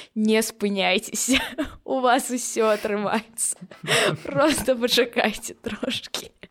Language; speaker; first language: Belarusian; non-native, local second language; Russian